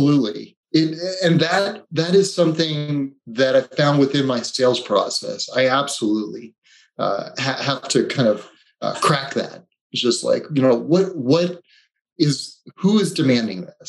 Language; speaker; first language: English; native; English